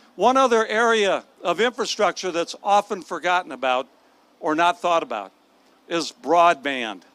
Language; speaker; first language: English; native; English